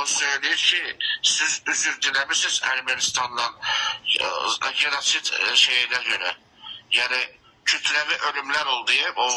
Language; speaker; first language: Turkish; non-native, learner; Azerbaijani